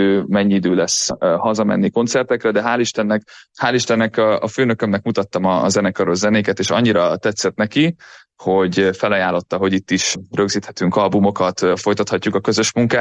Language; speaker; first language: Hungarian; native; Hungarian